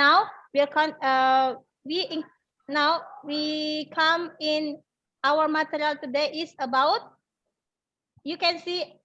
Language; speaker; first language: English; non-native, learner; Indonesian